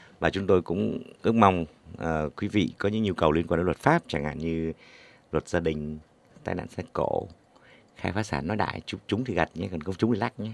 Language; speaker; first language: Vietnamese; native; Vietnamese